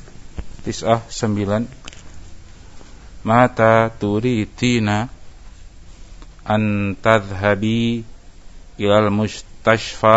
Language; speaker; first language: Arabic; non-native, learner; Indonesian